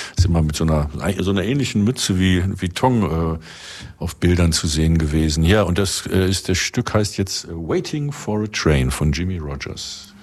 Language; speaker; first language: German; native; German